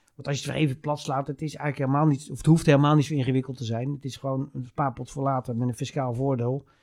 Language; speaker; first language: Dutch; native; Dutch